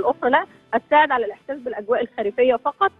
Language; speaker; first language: Arabic; native; Arabic